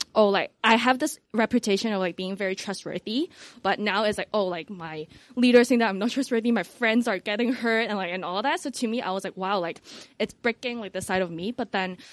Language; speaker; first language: English; non-native, local second language; Cantonese